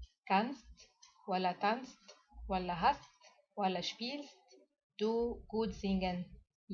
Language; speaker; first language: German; non-native, fluent; Arabic